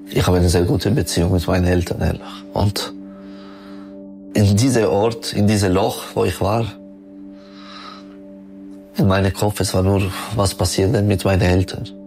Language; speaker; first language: German; non-native, local second language; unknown